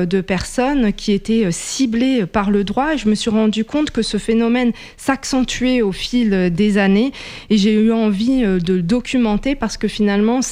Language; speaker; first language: French; native; French